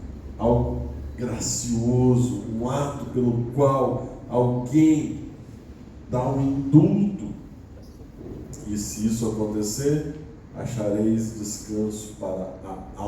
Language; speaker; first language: Portuguese; native; Portuguese